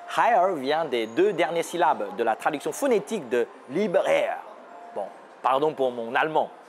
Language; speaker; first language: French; non-native, fluent; Chinese